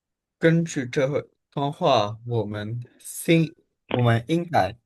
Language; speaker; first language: Chinese; non-native, learner; Indonesian